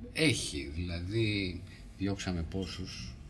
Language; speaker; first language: Greek; native; Greek